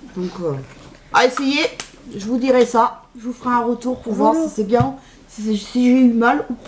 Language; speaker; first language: French; native; French